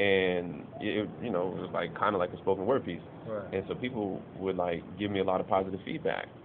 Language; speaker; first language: English; native; English